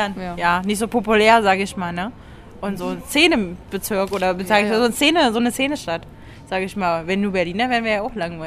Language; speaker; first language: German; native; German